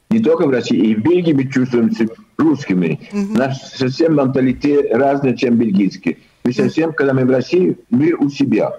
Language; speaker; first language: Russian; early bilingual, heritage; Russian